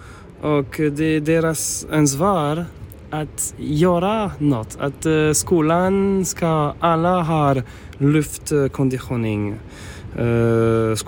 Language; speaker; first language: Swedish; non-native, learner; French